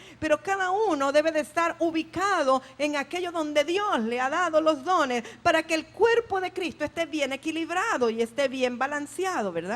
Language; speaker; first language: Spanish; native; Spanish